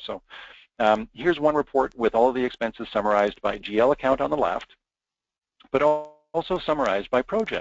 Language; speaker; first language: English; native; English